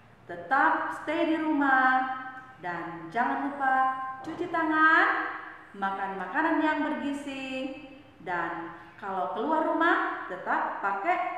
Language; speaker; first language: Indonesian; native; Indonesian